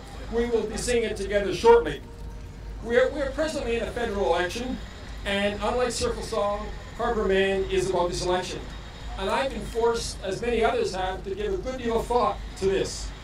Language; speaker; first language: English; native; English